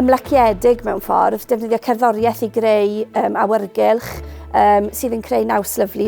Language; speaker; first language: Welsh; native; Welsh